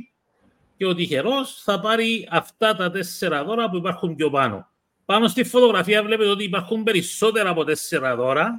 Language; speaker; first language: Greek; native; Greek